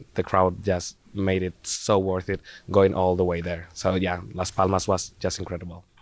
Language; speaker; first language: English; non-native, fluent; Spanish